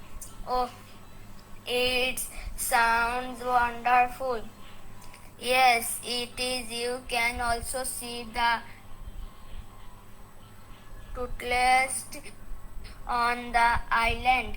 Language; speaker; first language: English; non-native, learner; Bangla